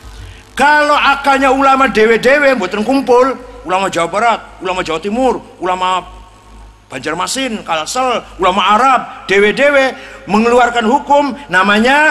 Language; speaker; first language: Indonesian; native; Indonesian